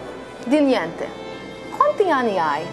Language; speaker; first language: Italian; non-native, learner; English